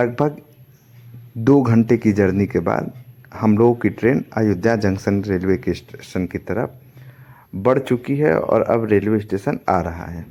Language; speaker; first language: Hindi; native; Hindi